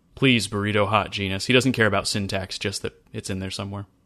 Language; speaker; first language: English; native; English